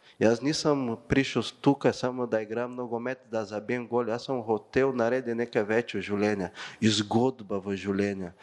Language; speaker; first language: Slovenian; non-native, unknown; Portuguese